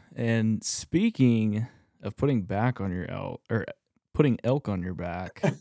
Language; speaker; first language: English; native; English